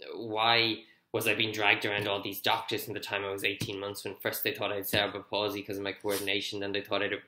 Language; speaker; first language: English; native; English